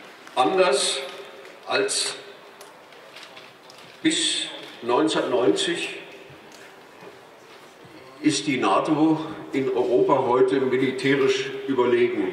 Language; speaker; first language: German; native; German